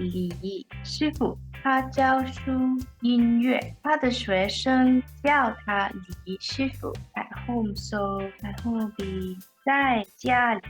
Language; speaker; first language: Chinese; non-native, learner; English